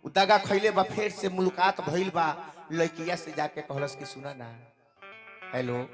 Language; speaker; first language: Bhojpuri; non-native, local second language; Maithili